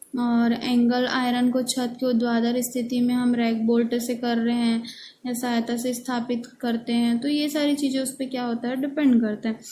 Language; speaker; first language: Hindi; native; Hindi